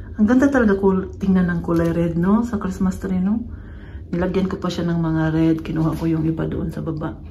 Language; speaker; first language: Filipino; non-native, local second language; Cebuano